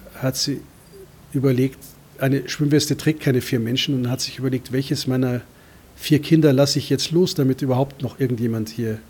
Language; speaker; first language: German; native; German